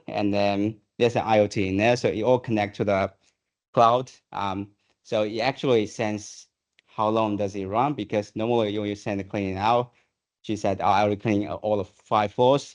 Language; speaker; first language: English; non-native, fluent; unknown